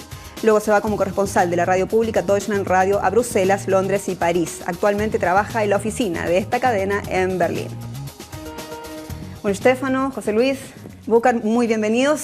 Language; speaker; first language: Spanish; native; Spanish